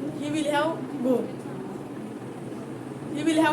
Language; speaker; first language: English; non-native, learner; Marathi